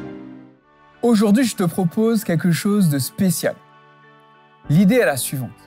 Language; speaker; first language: French; native; French